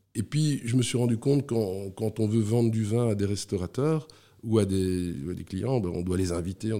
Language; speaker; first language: French; native; French